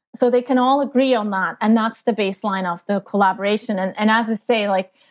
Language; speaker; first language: English; non-native, fluent; German